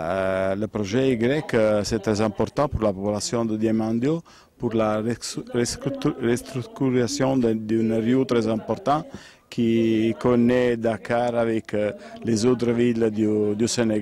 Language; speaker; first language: French; non-native, learner; Italian